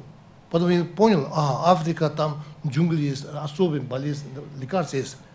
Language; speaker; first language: Russian; non-native, learner; Tibetan